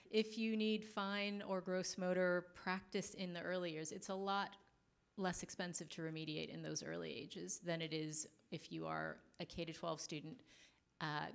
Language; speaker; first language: English; native; English